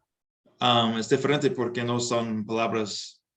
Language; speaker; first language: Spanish; non-native, learner; English